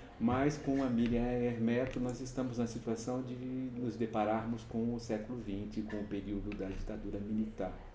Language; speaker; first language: Portuguese; native; Portuguese